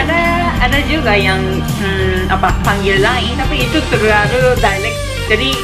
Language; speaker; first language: Indonesian; non-native, learner; Japanese